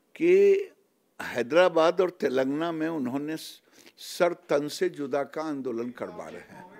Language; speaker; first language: Hindi; native; Hindi